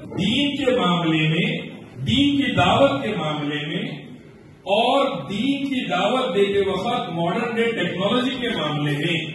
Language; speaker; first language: Urdu; native; Urdu